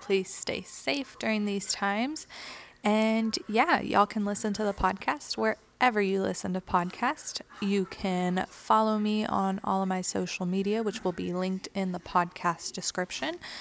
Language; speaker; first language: English; early bilingual, other home language; Spanish